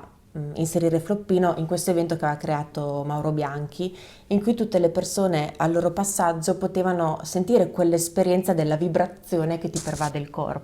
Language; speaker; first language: Italian; native; Italian